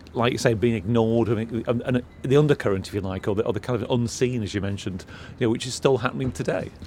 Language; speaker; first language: English; native; English